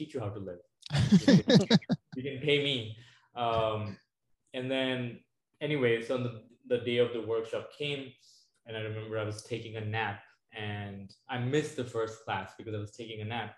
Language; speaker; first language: English; non-native, local second language; Hindi